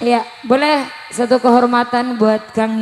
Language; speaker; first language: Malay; non-native, local second language; Javanese